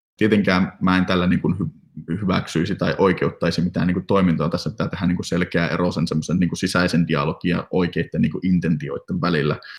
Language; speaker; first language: Finnish; native; Finnish